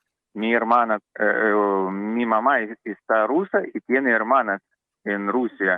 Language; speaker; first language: Spanish; non-native, learner; Russian